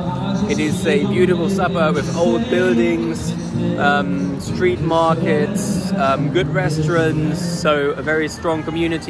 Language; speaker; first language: English; non-native, fluent; German